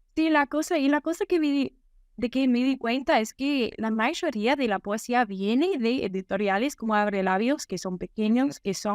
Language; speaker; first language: Spanish; non-native, fluent; English